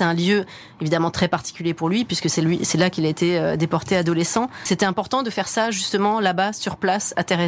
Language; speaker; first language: French; native; French